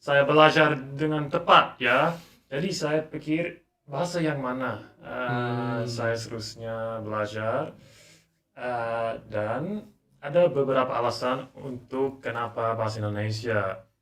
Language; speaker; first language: Indonesian; non-native, learner; English